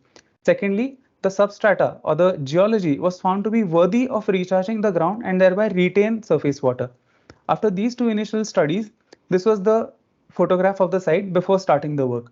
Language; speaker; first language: English; non-native, local second language; Marathi